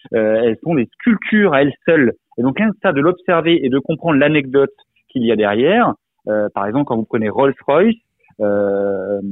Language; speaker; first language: French; native; French